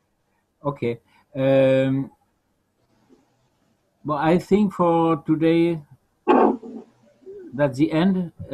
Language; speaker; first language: English; non-native, fluent; French